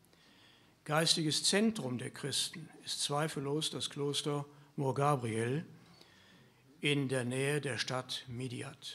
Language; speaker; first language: German; native; German